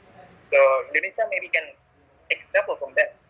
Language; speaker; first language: English; non-native, learner; Indonesian